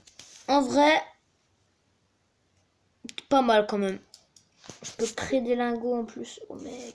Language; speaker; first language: French; native; French